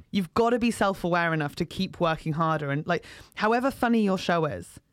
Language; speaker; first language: English; native; English